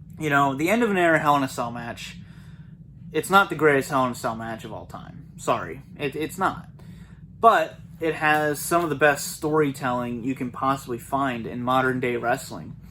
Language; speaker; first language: English; native; English